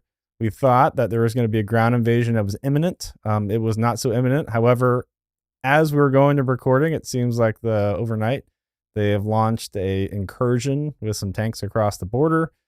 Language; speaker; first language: English; native; English